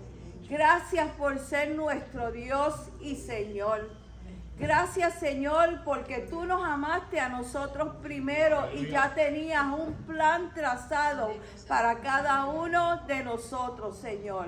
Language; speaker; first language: Spanish; native; Spanish